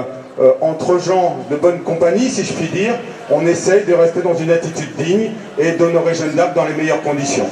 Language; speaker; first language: French; native; French